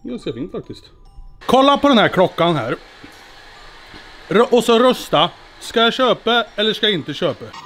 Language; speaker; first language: Swedish; native; Swedish